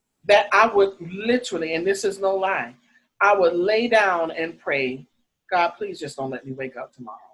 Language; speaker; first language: English; native; English